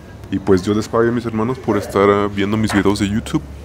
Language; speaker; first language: Spanish; native; Spanish